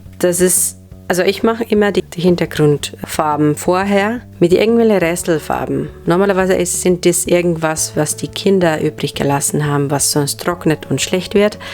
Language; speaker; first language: German; non-native, fluent; Finnish